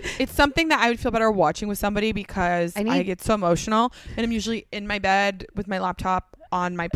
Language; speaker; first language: English; native; English